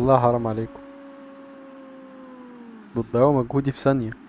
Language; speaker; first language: Arabic; native; Arabic